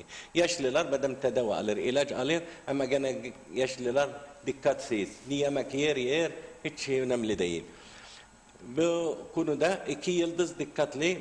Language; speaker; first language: Turkish; non-native, learner; Arabic